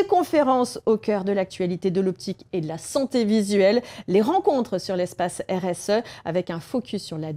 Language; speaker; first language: French; native; French